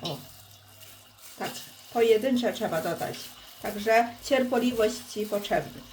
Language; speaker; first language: Polish; non-native, learner; Chinese